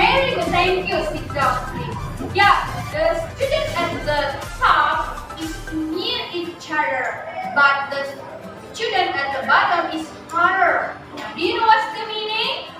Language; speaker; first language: English; non-native, learner; Indonesian